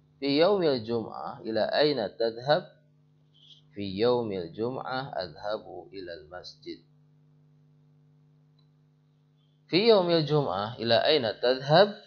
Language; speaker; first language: Arabic; non-native, fluent; Indonesian